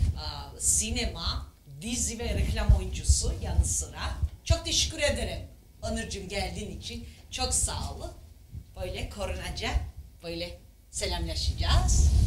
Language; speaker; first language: Turkish; non-native, fluent; Georgian